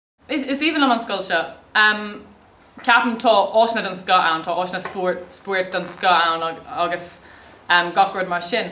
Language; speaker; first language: Irish; non-native, local second language; English